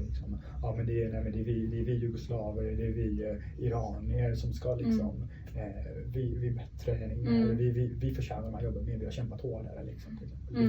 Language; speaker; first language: Swedish; early bilingual, other home language; Persian